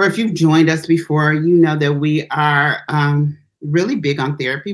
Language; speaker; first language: English; native; English